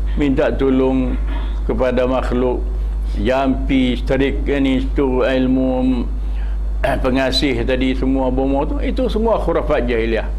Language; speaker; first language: Malay; early bilingual, heritage; Malay